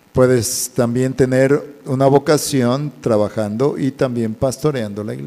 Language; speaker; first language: Spanish; native; Spanish